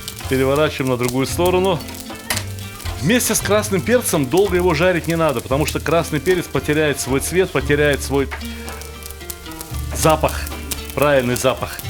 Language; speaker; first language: Russian; native; Russian